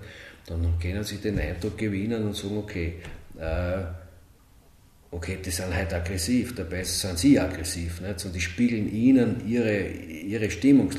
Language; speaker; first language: German; native; German